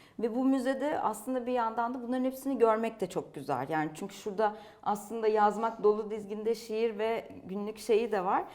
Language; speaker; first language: Turkish; native; Turkish